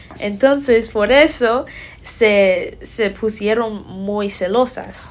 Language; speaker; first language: Spanish; non-native, learner; English